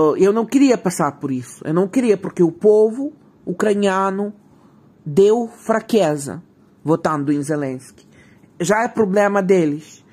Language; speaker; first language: Portuguese; non-native, fluent; Ukrainian